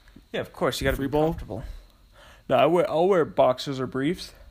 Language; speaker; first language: English; native; English